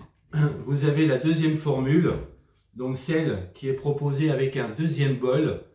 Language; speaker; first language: French; native; French